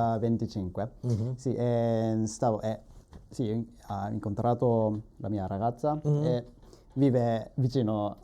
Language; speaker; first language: Italian; non-native, learner; Japanese